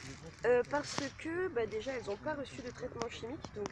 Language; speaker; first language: French; native; French